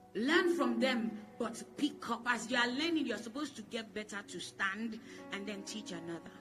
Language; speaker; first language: English; non-native, local second language; Igbo